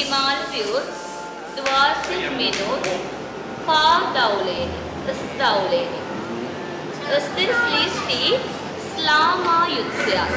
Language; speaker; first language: Russian; non-native, learner; Sinhala